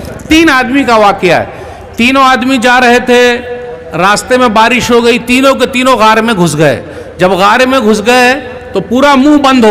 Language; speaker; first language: Hindi; native; Hindi